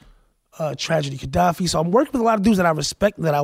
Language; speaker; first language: English; native; English